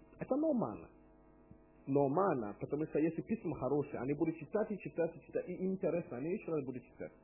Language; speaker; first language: Russian; non-native, learner; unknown